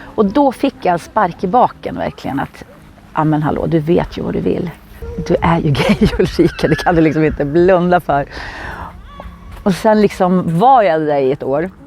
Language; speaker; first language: Swedish; native; Swedish